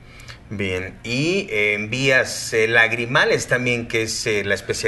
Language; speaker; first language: Spanish; native; Spanish